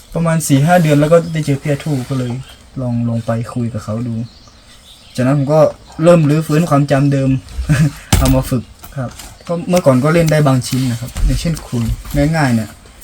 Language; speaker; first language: Thai; non-native, local second language; Akha